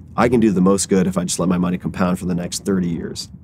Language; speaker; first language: English; native; English